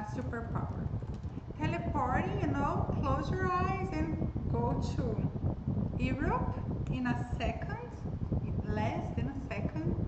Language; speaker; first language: English; non-native, fluent; Portuguese